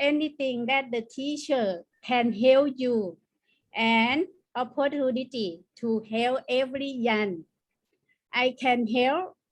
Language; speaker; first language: English; non-native, learner; Thai